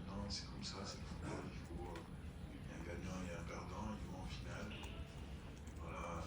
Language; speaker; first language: French; native; French